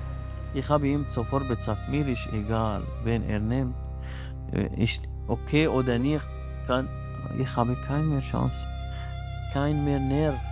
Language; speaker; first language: German; non-native, learner; Arabic